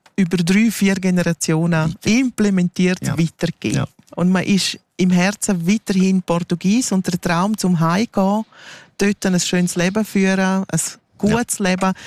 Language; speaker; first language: German; non-native, local second language; Romansh